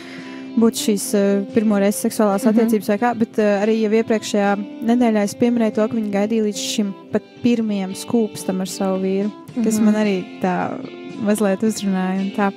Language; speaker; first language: Latvian; native; Latvian